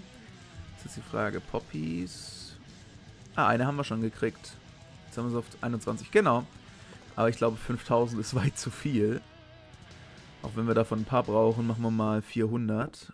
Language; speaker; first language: German; native; German